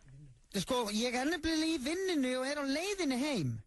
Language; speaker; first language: Icelandic; native; Icelandic